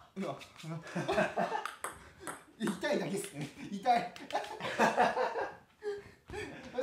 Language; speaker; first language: Japanese; native; Japanese